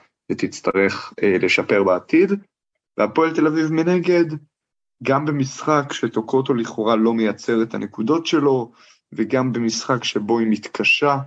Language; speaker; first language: Hebrew; native; Hebrew